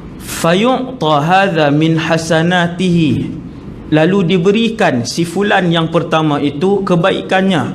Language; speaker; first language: Malay; native; Malay